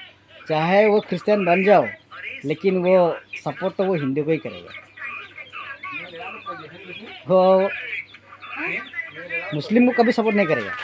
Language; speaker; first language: Hindi; non-native, local second language; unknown